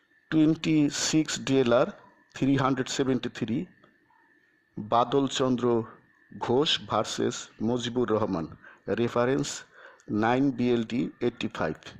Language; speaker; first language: English; non-native, local second language; Bangla